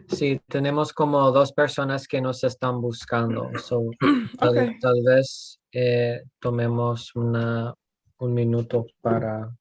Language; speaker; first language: Spanish; non-native, fluent; English